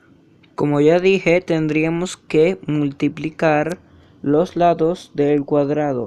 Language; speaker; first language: Spanish; native; Spanish